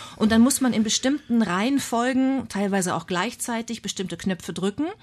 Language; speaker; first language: German; native; German